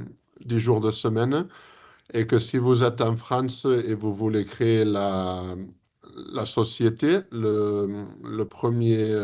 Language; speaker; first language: French; early bilingual, heritage; English